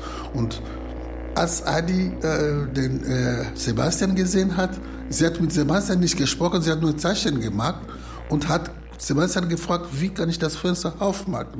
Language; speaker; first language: German; non-native, learner; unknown